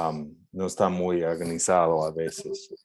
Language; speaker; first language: Spanish; non-native, fluent; English